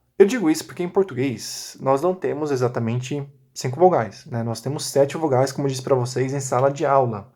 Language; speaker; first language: Portuguese; native; Portuguese